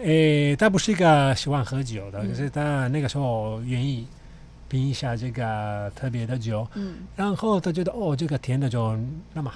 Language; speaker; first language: Chinese; non-native, fluent; Italian